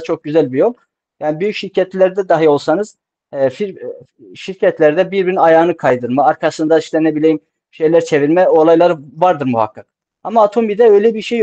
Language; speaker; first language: Turkish; native; Turkish